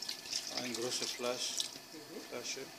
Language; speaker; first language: German; non-native, learner; Greek